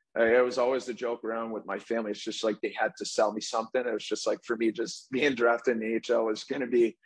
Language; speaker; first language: English; native; English